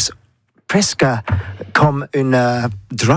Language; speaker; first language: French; non-native, learner; English